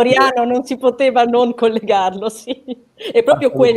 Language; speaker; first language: Italian; native; Italian